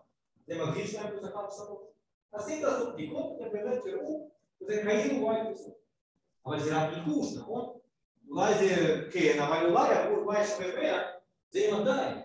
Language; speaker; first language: Hebrew; non-native, fluent; Russian